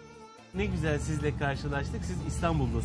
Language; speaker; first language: Turkish; native; Turkish